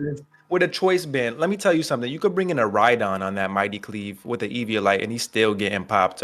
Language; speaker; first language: English; native; English